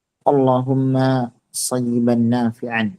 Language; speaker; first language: Arabic; non-native, fluent; Indonesian